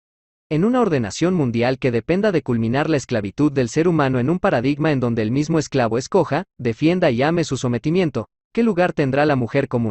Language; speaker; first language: Spanish; native; Spanish